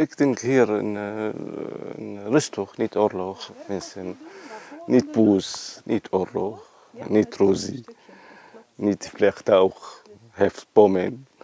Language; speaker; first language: Dutch; non-native, learner; Arabic